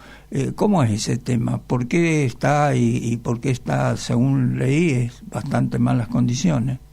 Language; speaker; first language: Spanish; native; Spanish